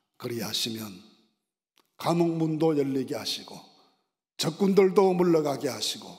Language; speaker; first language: Korean; native; Korean